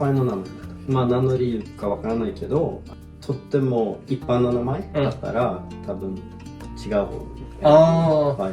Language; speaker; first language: Japanese; non-native, fluent; Swedish